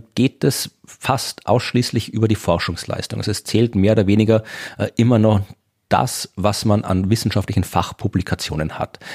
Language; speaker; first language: German; native; German